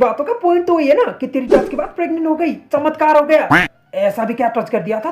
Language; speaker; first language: Hindi; native; Hindi